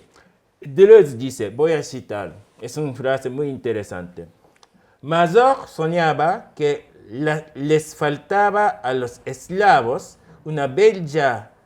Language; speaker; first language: Spanish; non-native, fluent; Japanese